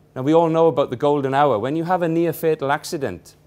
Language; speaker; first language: English; native; English